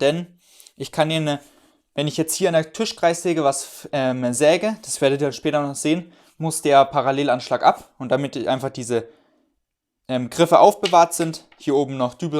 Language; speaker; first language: German; native; German